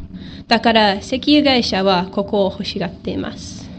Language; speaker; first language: Japanese; non-native, learner; English